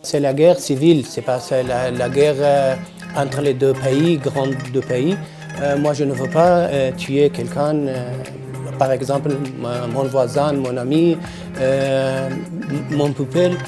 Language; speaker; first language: French; non-native, learner; Arabic